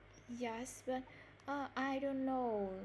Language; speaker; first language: English; non-native, learner; Vietnamese